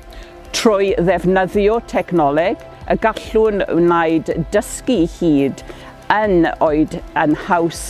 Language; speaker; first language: Welsh; non-native, local second language; English